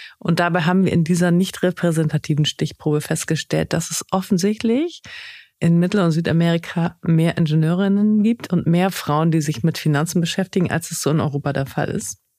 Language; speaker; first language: German; native; German